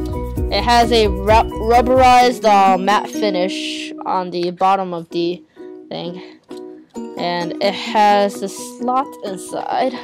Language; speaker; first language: English; native; English